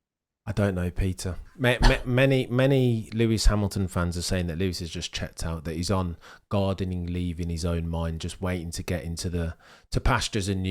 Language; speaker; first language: English; native; English